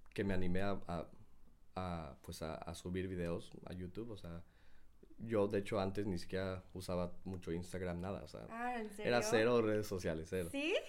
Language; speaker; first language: Spanish; native; Spanish